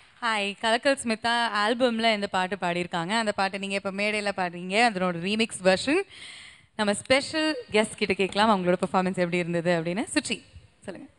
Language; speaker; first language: Tamil; native; Tamil